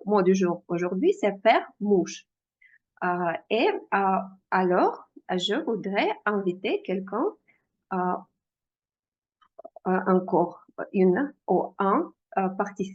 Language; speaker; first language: French; non-native, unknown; Russian